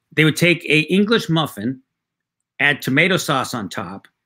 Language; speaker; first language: English; early bilingual, other home language; Spanish